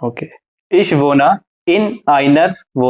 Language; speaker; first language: German; non-native, fluent; Hindi